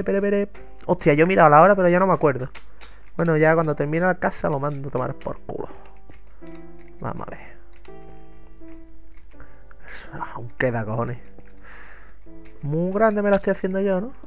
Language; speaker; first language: Spanish; native; Spanish